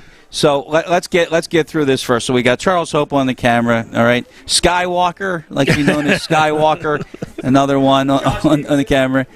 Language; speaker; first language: English; native; English